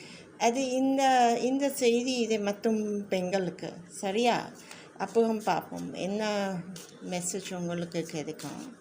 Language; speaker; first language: Tamil; non-native, learner; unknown